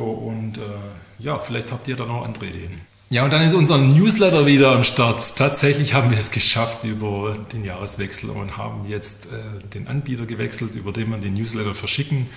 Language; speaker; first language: German; native; German